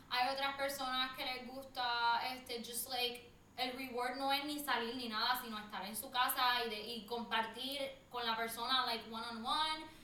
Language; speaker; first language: Spanish; native; Spanish